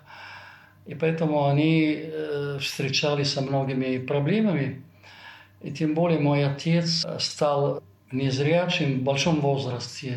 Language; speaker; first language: Russian; non-native, fluent; Italian